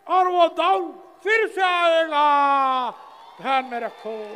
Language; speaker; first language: Hindi; non-native, local second language; Marathi